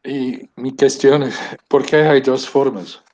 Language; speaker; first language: Spanish; non-native, learner; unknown